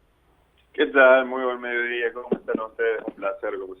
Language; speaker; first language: Spanish; native; Spanish